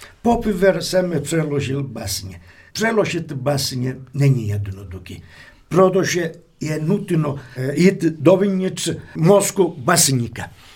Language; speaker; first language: Czech; non-native, fluent; Italian